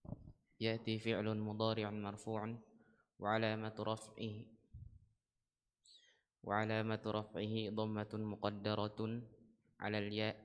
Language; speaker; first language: Arabic; non-native, learner; Indonesian